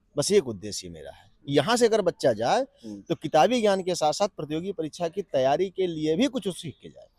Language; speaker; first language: Hindi; native; Hindi